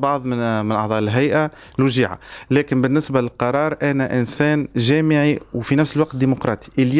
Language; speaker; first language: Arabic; native; Arabic